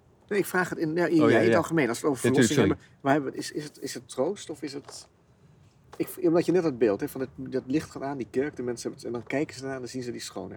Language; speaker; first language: Dutch; native; Dutch